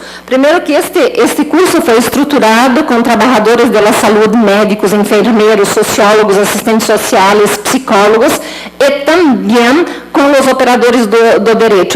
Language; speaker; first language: Spanish; non-native, learner; Portuguese